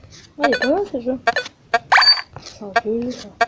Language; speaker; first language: French; native; French